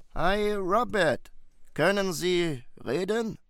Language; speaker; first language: German; native; German